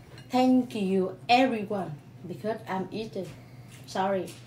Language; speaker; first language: English; non-native, learner; Vietnamese